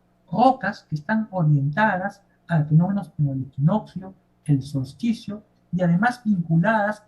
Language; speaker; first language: Spanish; native; Spanish